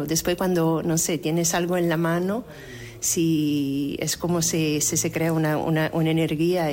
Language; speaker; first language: Spanish; non-native, fluent; Italian